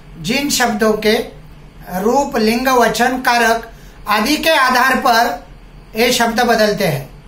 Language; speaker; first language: Hindi; non-native, local second language; Marathi